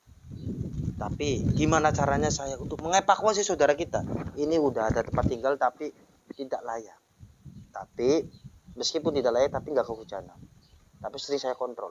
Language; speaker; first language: Indonesian; native; Indonesian